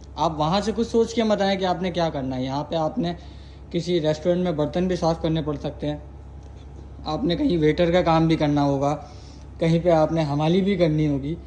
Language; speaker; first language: Urdu; non-native, local second language; Punjabi